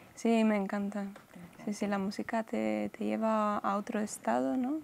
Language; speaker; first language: Spanish; non-native, fluent; Polish